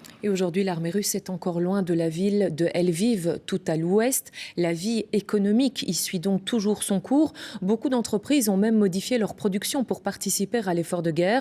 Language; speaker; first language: French; native; French